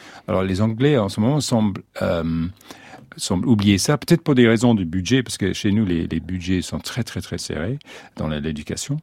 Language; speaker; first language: French; non-native, fluent; English